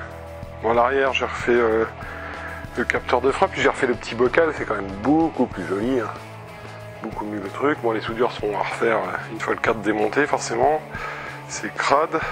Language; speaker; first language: French; native; French